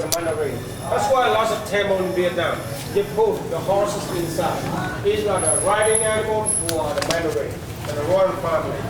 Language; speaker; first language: English; non-native, fluent; Vietnamese